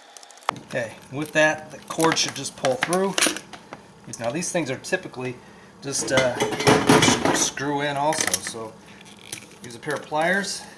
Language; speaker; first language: English; native; English